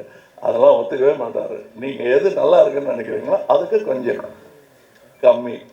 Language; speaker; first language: Tamil; native; Tamil